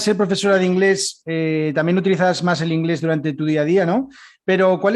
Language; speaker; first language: Spanish; native; Spanish